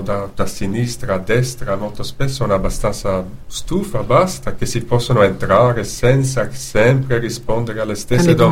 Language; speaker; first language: Italian; non-native, fluent; Dutch